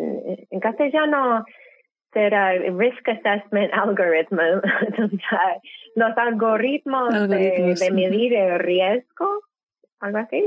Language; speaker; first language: Spanish; non-native, fluent; English